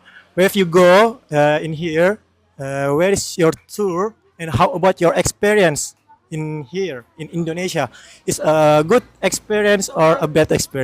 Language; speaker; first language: English; non-native, learner; Indonesian